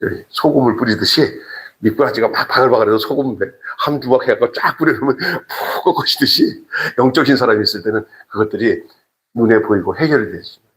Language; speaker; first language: Korean; native; Korean